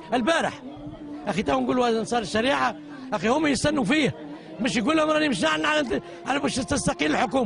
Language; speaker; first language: Arabic; native; Arabic